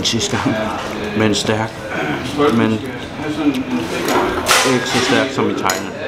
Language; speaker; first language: Danish; early bilingual, other home language; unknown